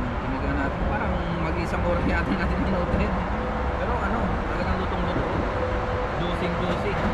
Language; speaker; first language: Filipino; non-native, local second language; Pampanga